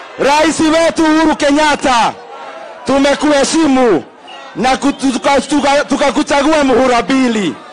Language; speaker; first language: Swahili; non-native, local second language; Kikuyu